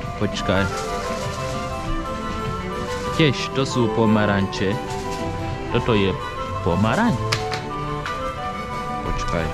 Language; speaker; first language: Slovak; non-native, learner; English